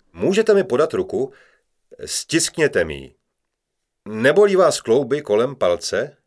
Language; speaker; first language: Czech; non-native, learner; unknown